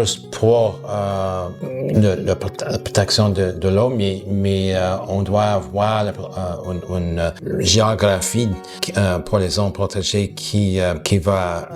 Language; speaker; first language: French; non-native, local second language; English